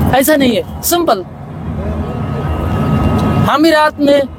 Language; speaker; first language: Hindi; non-native, local second language; Bangla